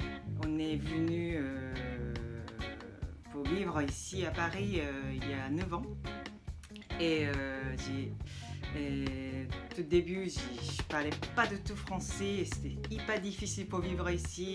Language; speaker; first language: French; non-native, learner; Japanese